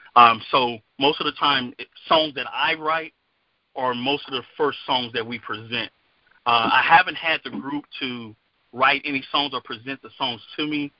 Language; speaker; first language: English; native; English